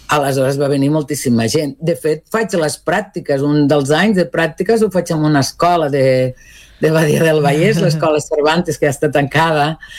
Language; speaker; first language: Catalan; non-native, local second language; Spanish